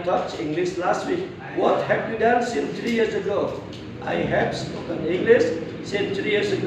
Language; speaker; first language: English; non-native, fluent; Indonesian